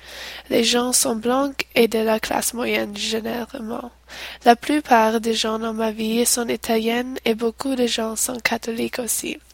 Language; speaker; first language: French; non-native, learner; English